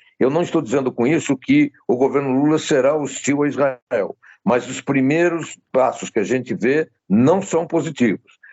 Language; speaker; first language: Portuguese; native; Portuguese